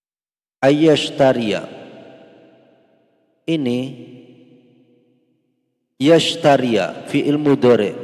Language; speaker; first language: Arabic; non-native, fluent; Indonesian